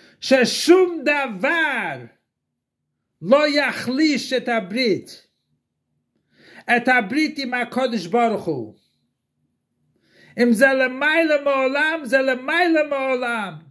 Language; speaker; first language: Hebrew; non-native, fluent; English